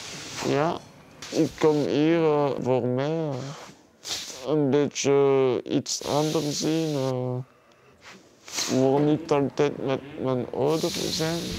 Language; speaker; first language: Dutch; non-native, learner; French